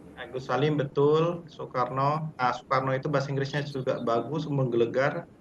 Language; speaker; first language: Indonesian; native; Indonesian